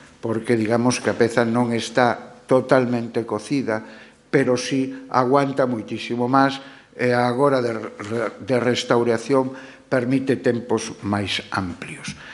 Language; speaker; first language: Galician; non-native, local second language; Spanish